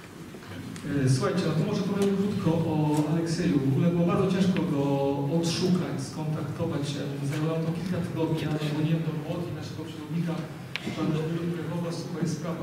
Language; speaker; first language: Polish; native; Polish